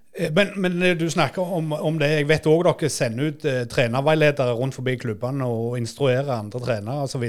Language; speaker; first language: Norwegian; native; Norwegian